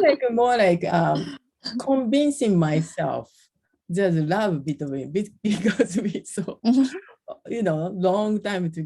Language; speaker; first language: English; non-native, learner; Japanese